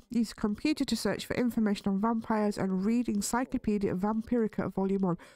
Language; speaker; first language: English; native; English